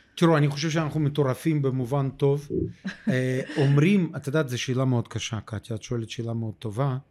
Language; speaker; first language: Hebrew; non-native, fluent; Ukrainian